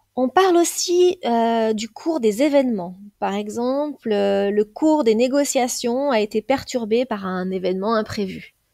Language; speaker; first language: French; native; French